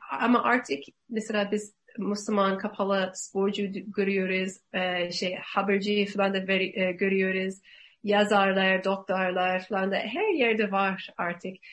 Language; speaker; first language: Turkish; non-native, learner; English